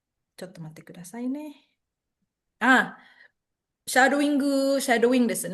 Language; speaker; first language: Japanese; non-native, fluent; Indonesian